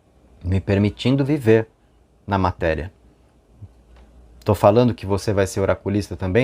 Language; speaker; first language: Portuguese; native; Portuguese